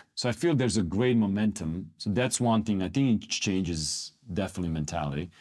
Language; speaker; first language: English; non-native, fluent; Croatian